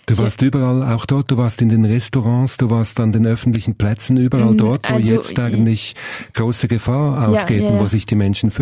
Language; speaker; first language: German; native; German